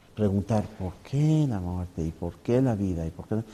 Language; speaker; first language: Spanish; native; Spanish